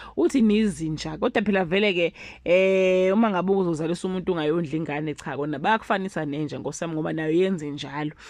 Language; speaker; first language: Zulu; native; Zulu